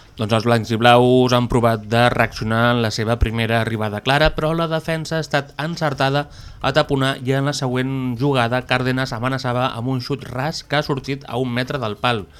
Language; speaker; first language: Catalan; native; Catalan